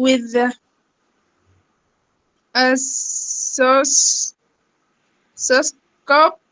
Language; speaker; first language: English; non-native, learner; Arabic